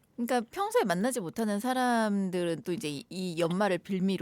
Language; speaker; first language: Korean; native; Korean